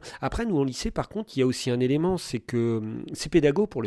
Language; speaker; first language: French; native; French